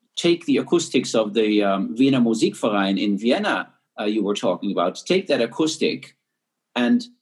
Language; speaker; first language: English; non-native, fluent; Dutch